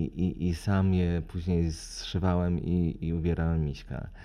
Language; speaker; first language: Polish; native; Polish